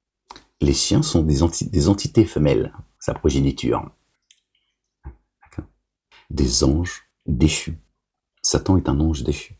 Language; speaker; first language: French; native; French